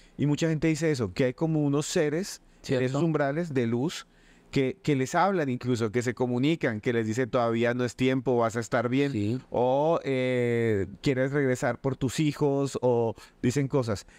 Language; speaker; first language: Spanish; native; Spanish